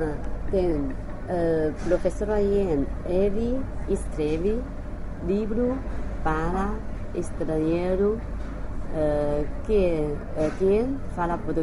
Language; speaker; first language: Portuguese; non-native, learner; Chinese